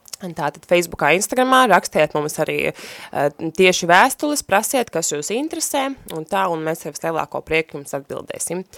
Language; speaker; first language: Latvian; native; Latvian